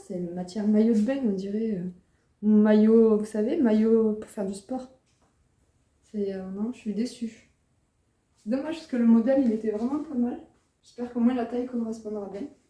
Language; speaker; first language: French; native; French